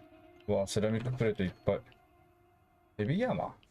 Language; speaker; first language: Japanese; native; Japanese